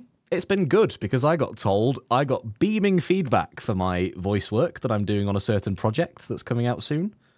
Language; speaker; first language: English; native; English